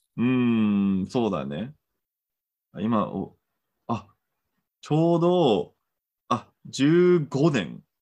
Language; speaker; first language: Japanese; non-native, fluent; Romanian